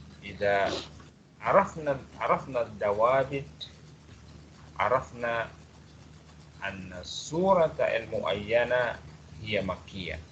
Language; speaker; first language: Arabic; non-native, fluent; Malay